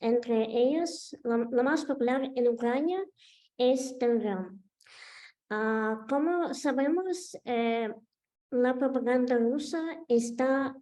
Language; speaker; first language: Spanish; non-native, fluent; Ukrainian